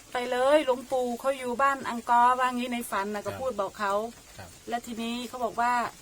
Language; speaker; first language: Thai; native; Thai